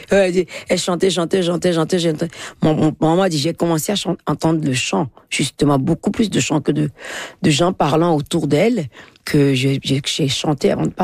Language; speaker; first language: French; non-native, local second language; Fon